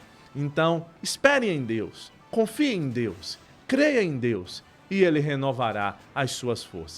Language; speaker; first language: Portuguese; native; Portuguese